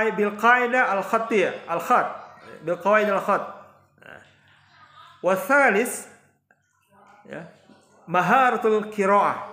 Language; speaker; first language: Arabic; non-native, fluent; Indonesian